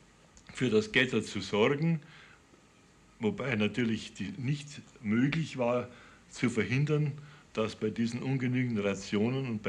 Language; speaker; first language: German; native; German